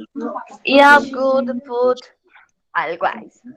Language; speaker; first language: English; non-native, learner; Spanish